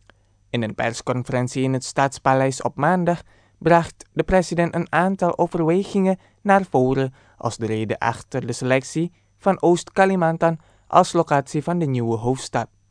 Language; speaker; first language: Dutch; non-native, fluent; Indonesian